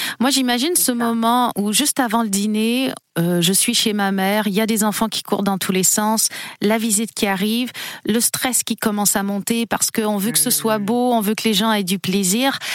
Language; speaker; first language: French; native; French